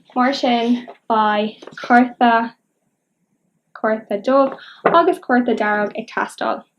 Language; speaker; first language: Irish; non-native, local second language; English